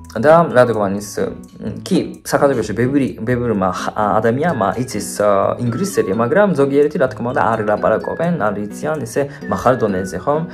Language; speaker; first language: Georgian; non-native, fluent; Japanese